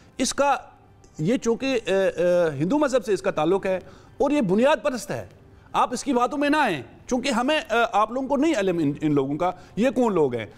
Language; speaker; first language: Urdu; non-native, local second language; Kashmiri